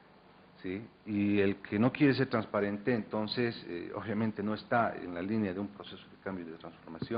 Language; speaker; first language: Spanish; native; Spanish